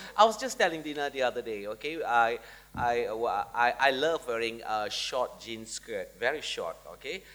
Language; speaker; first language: English; non-native, local second language; Malay